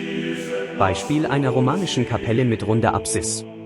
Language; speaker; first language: German; native; German